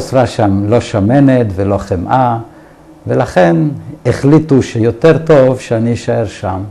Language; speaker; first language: Hebrew; early bilingual, other home language; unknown